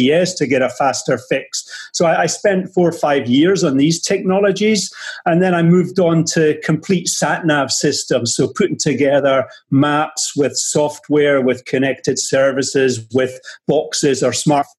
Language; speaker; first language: English; native; English